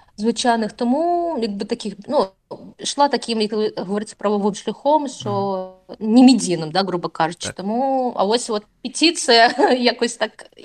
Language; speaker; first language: Ukrainian; non-native, fluent; Russian